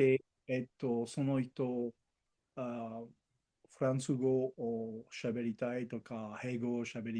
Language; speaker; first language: Japanese; non-native, learner; Spanish